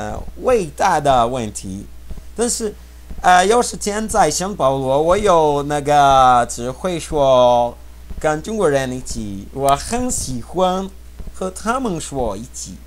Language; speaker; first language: Chinese; non-native, learner; Portuguese